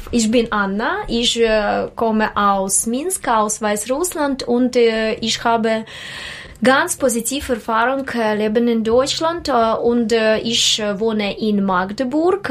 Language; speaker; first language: German; non-native, learner; Russian